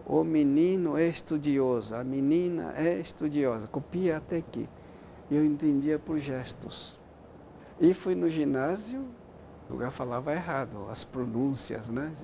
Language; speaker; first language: Portuguese; early bilingual, other home language; Japanese